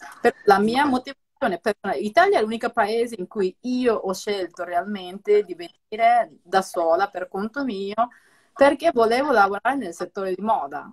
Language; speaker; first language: Italian; non-native, fluent; Japanese